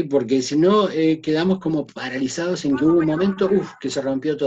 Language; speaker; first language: Spanish; native; Spanish